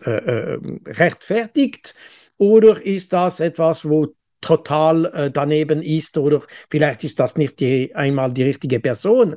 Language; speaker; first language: German; non-native, local second language; French